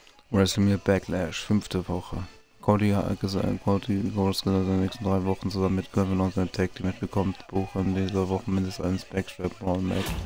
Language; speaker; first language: German; native; German